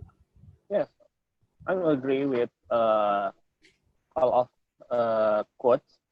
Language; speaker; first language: English; non-native, learner; Indonesian